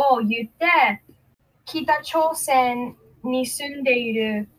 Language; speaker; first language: Japanese; non-native, learner; English